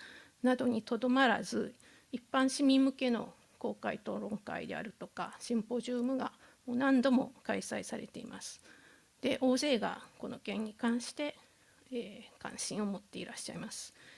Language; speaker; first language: Japanese; native; Japanese